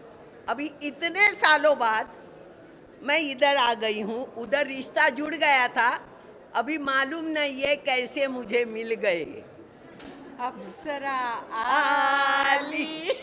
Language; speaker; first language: Hindi; non-native, local second language; Marathi